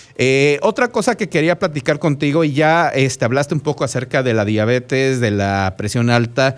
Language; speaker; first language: Spanish; native; Spanish